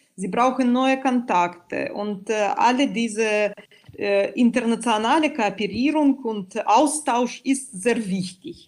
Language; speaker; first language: German; non-native, fluent; Belarusian